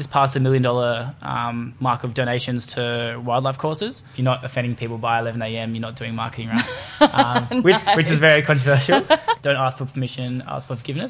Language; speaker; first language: English; native; English